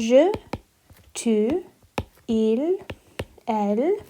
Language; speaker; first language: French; non-native, learner; English